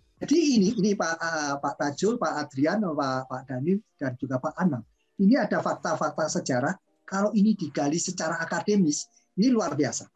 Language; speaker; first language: Indonesian; non-native, local second language; Javanese